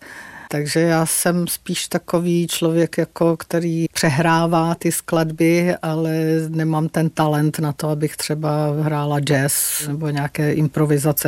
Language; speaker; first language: Czech; native; Czech